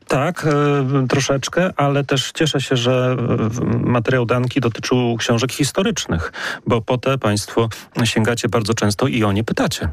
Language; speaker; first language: Polish; native; Polish